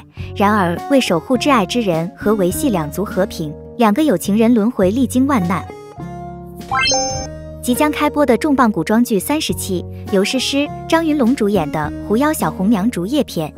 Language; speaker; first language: Chinese; native; Chinese